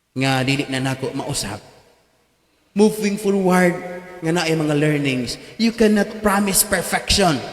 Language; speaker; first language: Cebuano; native; Cebuano